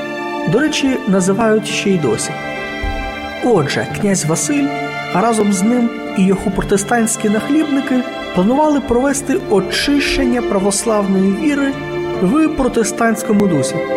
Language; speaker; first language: Ukrainian; native; Ukrainian